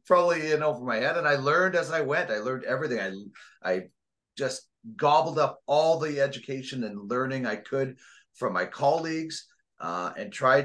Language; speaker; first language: English; native; English